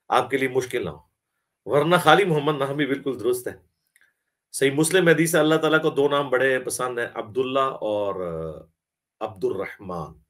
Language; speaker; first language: Urdu; non-native, local second language; Punjabi